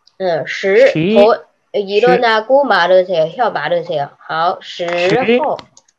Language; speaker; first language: Korean; non-native, fluent; Chinese